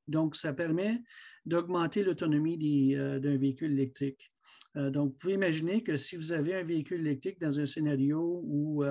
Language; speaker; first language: French; native; French